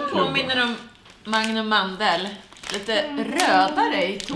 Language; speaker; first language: Swedish; native; Swedish